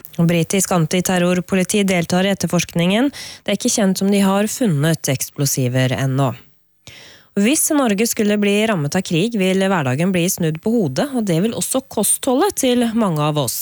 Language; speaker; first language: Norwegian; native; Norwegian